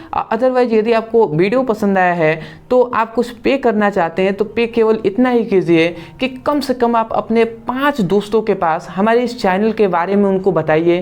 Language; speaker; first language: Hindi; native; Hindi